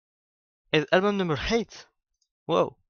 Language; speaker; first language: English; non-native, learner; French